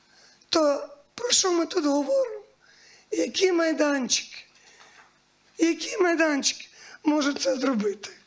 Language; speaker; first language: Ukrainian; native; Ukrainian